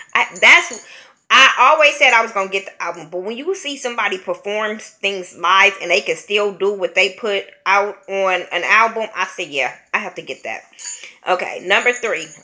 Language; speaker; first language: English; native; English